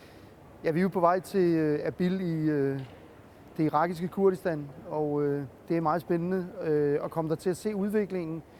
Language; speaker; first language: Danish; native; Danish